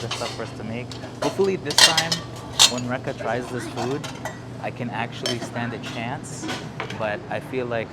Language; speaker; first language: English; native; English